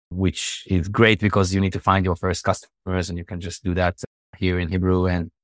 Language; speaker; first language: English; non-native, fluent; Hebrew